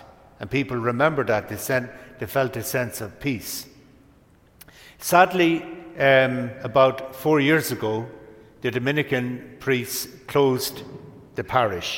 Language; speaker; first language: English; native; English